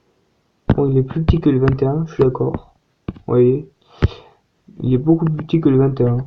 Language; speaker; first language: French; native; French